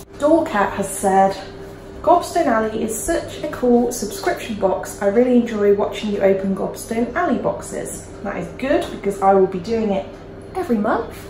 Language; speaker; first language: English; native; English